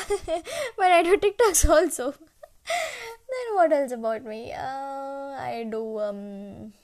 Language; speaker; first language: English; non-native, local second language; Malayalam